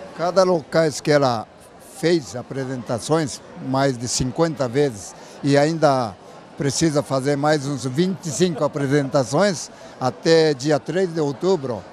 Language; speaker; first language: Portuguese; non-native, learner; Japanese